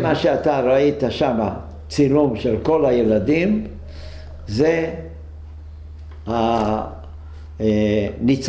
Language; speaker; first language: Hebrew; non-native, fluent; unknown